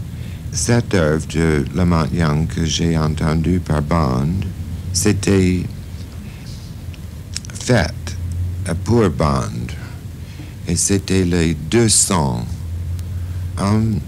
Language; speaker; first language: French; non-native, fluent; English